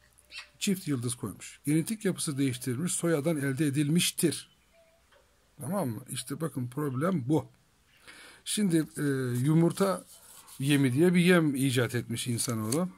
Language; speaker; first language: Turkish; native; Turkish